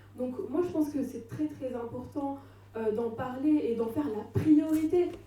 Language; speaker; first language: French; non-native, local second language; Arabic